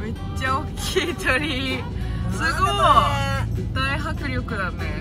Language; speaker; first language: Japanese; native; Japanese